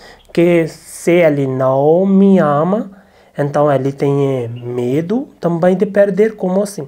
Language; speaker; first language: Portuguese; non-native, learner; Hindi